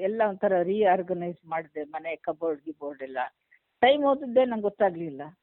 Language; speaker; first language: Kannada; native; Kannada